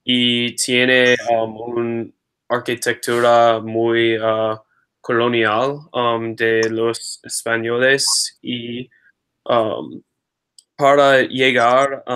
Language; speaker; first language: Spanish; non-native, learner; English